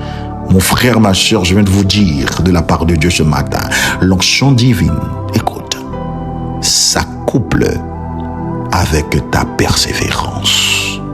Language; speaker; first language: French; non-native, local second language; Haitian Creole